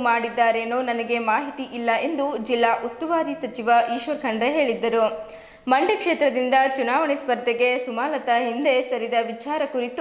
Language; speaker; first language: Kannada; native; Kannada